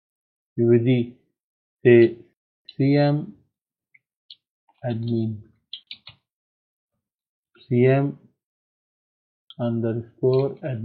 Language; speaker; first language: French; non-native, learner; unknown